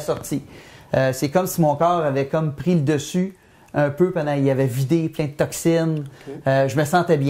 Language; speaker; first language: French; native; French